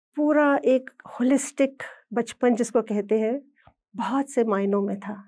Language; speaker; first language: Hindi; native; Hindi